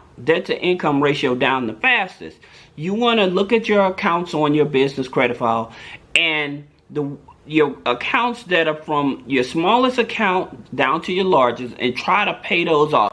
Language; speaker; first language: English; native; English